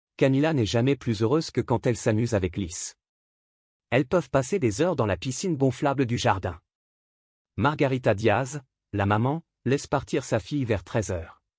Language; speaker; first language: French; native; French